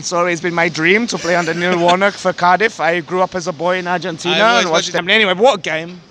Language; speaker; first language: English; native; English